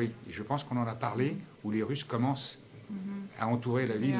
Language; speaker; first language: French; native; French